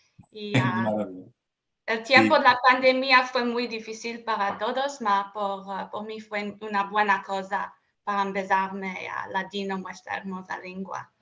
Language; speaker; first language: Spanish; non-native, learner; English